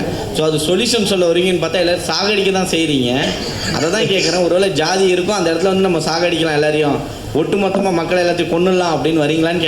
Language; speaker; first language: Tamil; native; Tamil